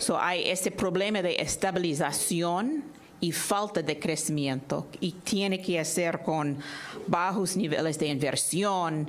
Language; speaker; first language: Spanish; non-native, fluent; English